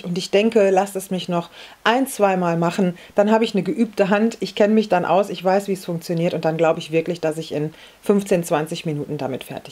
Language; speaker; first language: German; native; German